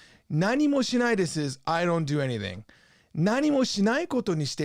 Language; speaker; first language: Japanese; non-native, fluent; English